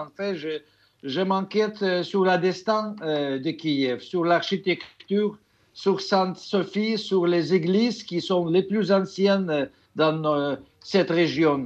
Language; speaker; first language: French; non-native, fluent; Russian